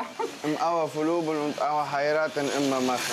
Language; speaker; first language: German; non-native, learner; Arabic